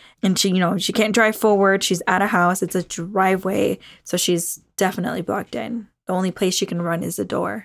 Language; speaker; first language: English; early bilingual, other home language; Spanish